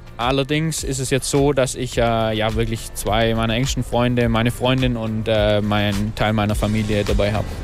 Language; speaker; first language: German; native; German